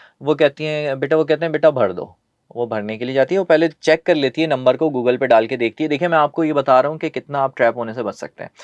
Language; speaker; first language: Urdu; native; Urdu